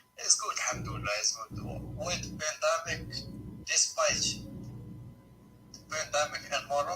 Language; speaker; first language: English; non-native, learner; Arabic